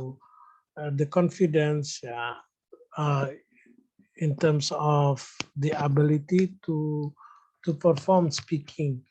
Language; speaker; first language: English; non-native, fluent; Indonesian